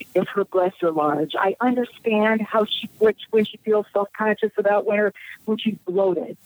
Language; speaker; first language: English; native; English